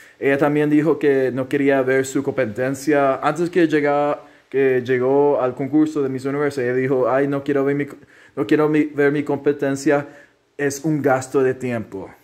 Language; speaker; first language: Spanish; early bilingual, heritage; Spanish